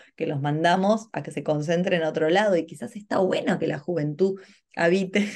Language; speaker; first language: Spanish; native; Spanish